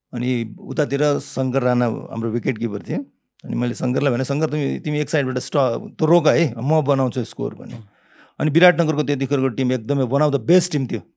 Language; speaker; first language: Nepali; early bilingual, heritage; Nepali